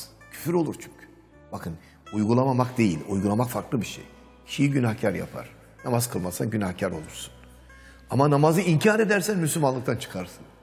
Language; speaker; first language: Turkish; native; Turkish